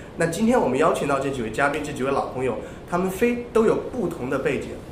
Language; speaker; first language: Chinese; native; Chinese